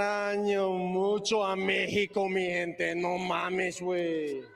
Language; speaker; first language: Spanish; non-native, learner; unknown